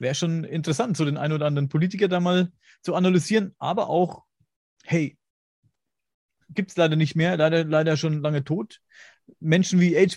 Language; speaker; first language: German; native; German